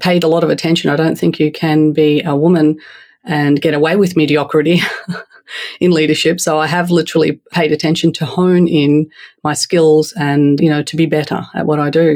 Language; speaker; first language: English; native; English